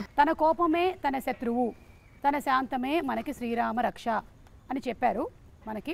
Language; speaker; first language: Telugu; native; Telugu